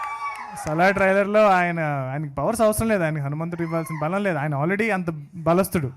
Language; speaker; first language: Telugu; native; Telugu